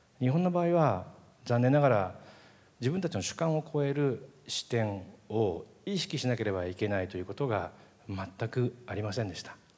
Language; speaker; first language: Japanese; native; Japanese